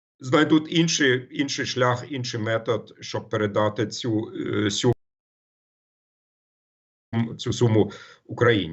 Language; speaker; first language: Ukrainian; non-native, fluent; German